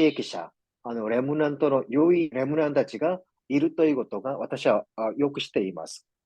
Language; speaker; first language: Japanese; non-native, fluent; Korean